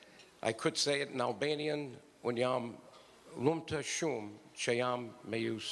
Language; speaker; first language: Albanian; early bilingual, heritage; Albanian